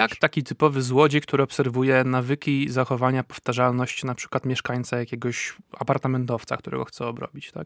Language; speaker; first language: Polish; native; Polish